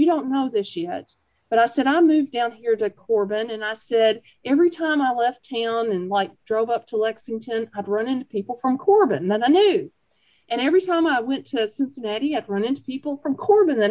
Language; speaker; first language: English; native; English